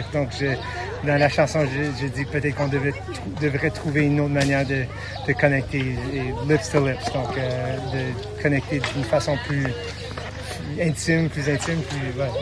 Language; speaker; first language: French; non-native, local second language; English